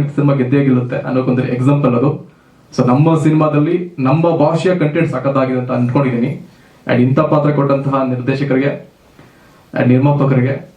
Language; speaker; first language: Kannada; native; Kannada